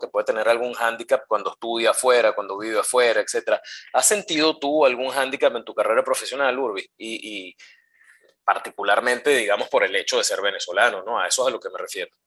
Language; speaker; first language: Spanish; native; Spanish